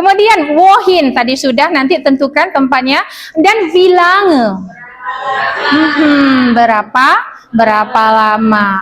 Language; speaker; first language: Indonesian; native; Indonesian